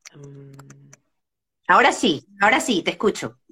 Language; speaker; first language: Spanish; native; Spanish